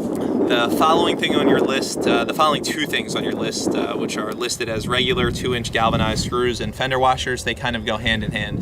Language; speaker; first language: English; native; English